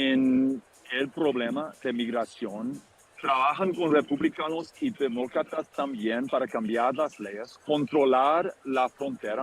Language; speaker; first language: Spanish; non-native, fluent; English